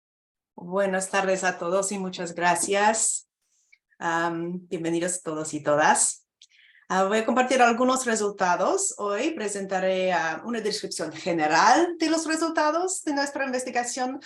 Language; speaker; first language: Spanish; non-native, fluent; English